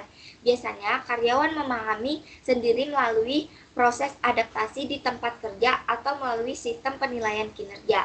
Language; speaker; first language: Indonesian; native; Indonesian